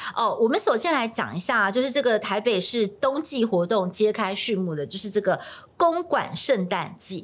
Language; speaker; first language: Chinese; native; Chinese